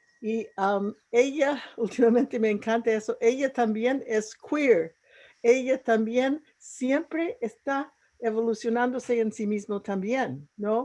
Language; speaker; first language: Spanish; non-native, fluent; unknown